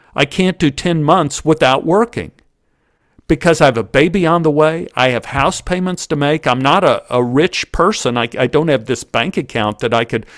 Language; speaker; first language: English; native; English